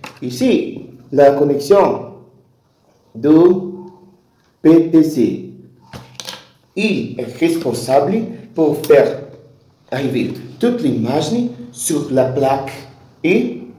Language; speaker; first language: French; non-native, learner; Portuguese